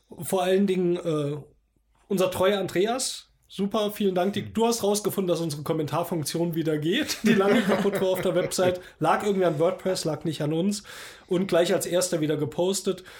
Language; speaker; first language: German; native; German